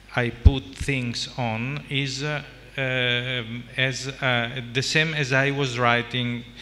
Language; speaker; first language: English; non-native, fluent; Italian